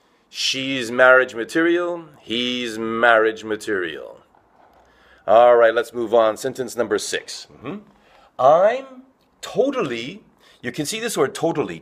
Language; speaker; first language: English; native; English